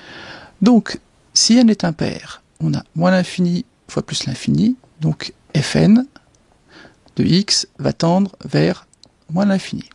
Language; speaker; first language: French; native; French